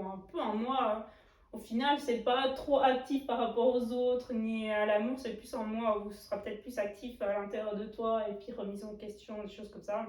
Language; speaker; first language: French; native; French